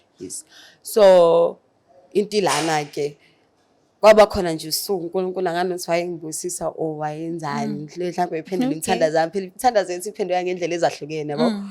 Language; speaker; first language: Zulu; non-native, local second language; Xhosa